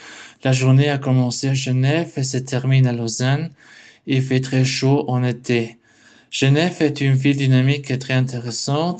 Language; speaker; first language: French; non-native, learner; Spanish